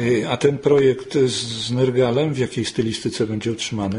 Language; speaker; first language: Polish; native; Polish